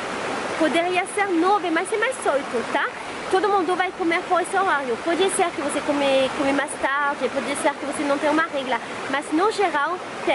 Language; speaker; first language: Portuguese; non-native, fluent; French